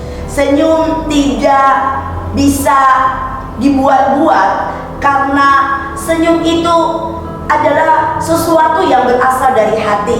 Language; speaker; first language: Indonesian; native; Indonesian